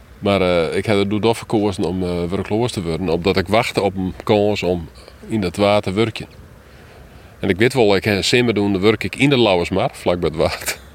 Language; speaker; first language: Dutch; non-native, local second language; Western Frisian